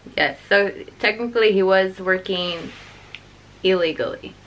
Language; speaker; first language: English; native; English